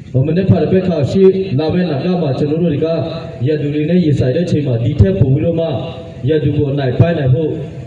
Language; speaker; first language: Burmese; non-native, local second language; Western Kayah